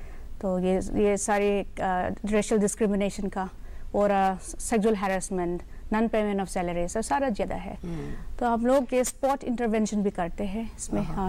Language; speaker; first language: Hindi; non-native, local second language; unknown